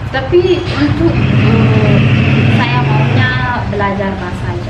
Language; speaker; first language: Indonesian; non-native, learner; Amharic